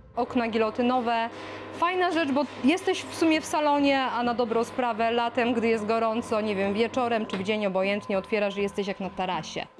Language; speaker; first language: Polish; native; Polish